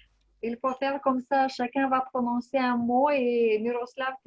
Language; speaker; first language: French; non-native, fluent; Lithuanian